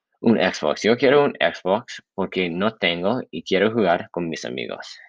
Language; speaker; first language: Spanish; non-native, learner; English